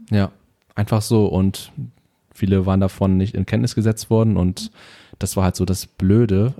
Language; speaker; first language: German; native; German